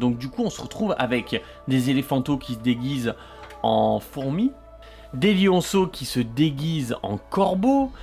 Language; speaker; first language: French; native; French